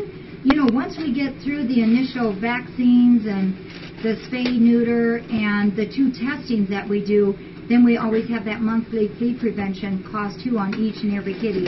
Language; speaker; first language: English; native; English